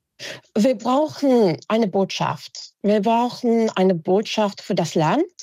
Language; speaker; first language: German; non-native, fluent; English